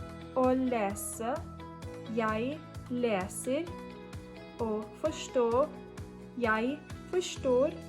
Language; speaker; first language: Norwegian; non-native, learner; English